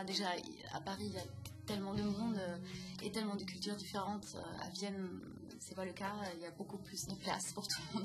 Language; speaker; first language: French; non-native, fluent; German